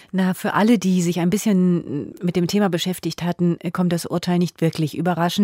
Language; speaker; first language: German; native; German